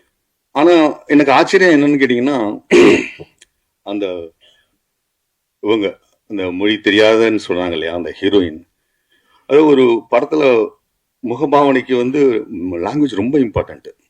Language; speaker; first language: Tamil; native; Tamil